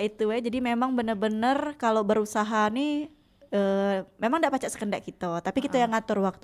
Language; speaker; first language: Indonesian; native; Indonesian